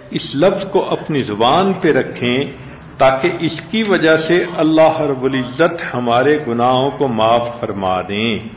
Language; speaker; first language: Urdu; non-native, local second language; Punjabi